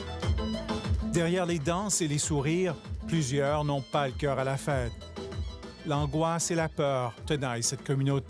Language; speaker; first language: French; native; French